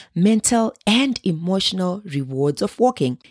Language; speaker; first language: English; non-native, local second language; Shona